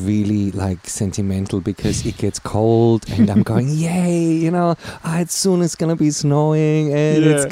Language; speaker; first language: English; non-native, fluent; German